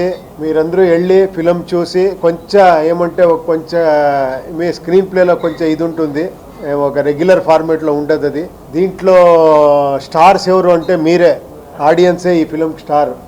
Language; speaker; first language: Telugu; non-native, fluent; Kannada